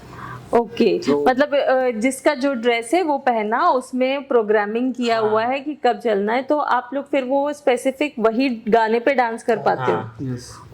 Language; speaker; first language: Hindi; native; Hindi